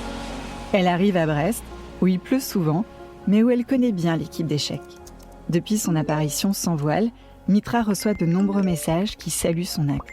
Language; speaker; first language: French; native; French